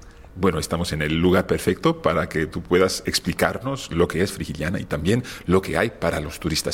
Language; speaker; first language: Spanish; non-native, fluent; English